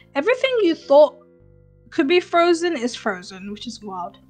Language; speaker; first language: English; native; English